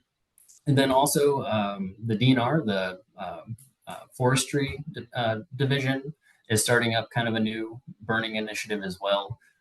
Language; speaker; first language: English; native; English